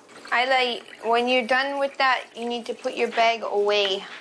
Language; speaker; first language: English; native; English